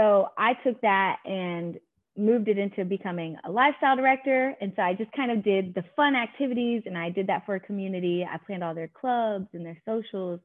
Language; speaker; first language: English; native; English